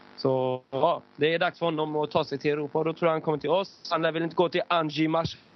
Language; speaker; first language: Swedish; early bilingual, other home language; Persian